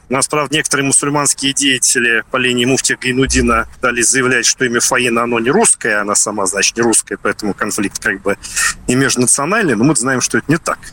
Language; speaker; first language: Russian; native; Russian